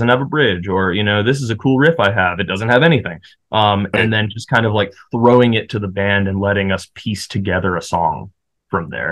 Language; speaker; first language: English; native; English